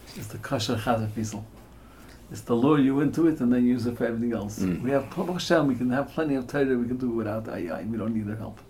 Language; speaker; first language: English; native; English